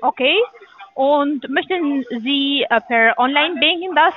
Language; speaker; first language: German; non-native, learner; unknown